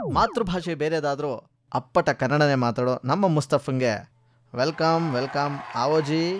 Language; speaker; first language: Kannada; native; Kannada